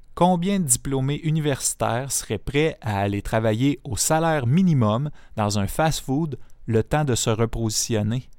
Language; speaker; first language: French; native; French